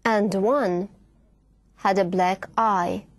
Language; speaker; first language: English; non-native, fluent; Russian